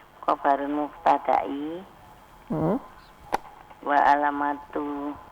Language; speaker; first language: Arabic; non-native, learner; Indonesian